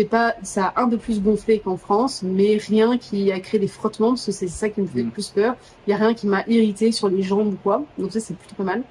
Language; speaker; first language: French; native; French